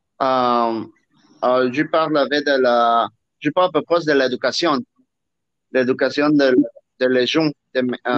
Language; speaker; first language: French; non-native, learner; Spanish